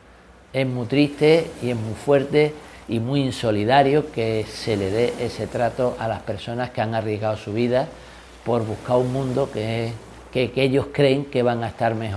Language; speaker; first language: Spanish; native; Spanish